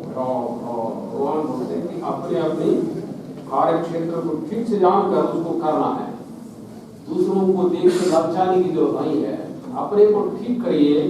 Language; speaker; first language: Hindi; non-native, local second language; Telugu